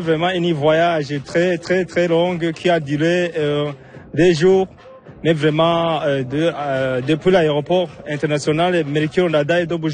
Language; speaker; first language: French; non-native, local second language; Rundi